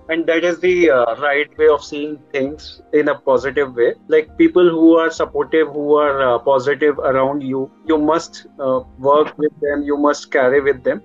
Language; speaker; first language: English; non-native, local second language; Hindi